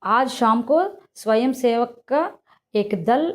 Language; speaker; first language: Hindi; non-native, local second language; Telugu